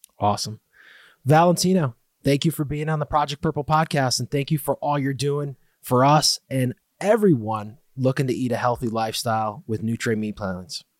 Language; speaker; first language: English; native; English